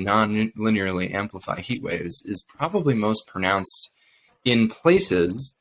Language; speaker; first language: English; native; English